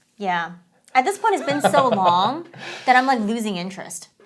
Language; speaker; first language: English; native; English